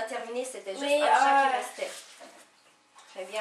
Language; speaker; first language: French; native; French